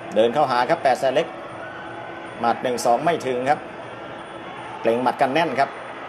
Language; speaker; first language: Thai; native; Thai